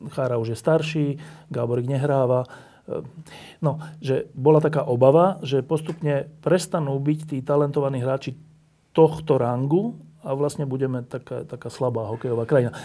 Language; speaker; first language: Slovak; native; Slovak